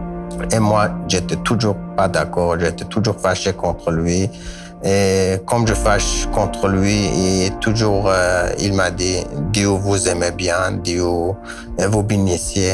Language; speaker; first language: French; non-native, learner; Kurdish